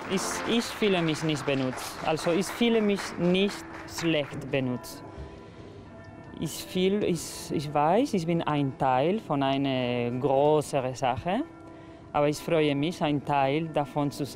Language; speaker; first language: German; non-native, fluent; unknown